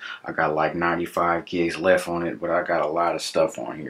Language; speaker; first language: English; native; English